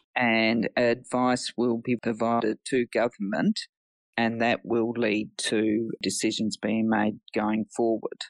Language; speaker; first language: English; native; English